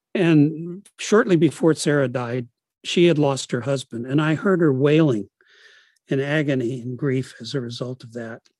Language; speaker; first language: English; early bilingual, other home language; Italian